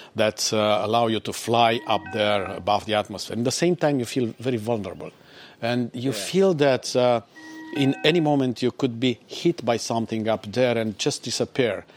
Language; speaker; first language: English; non-native, fluent; Romanian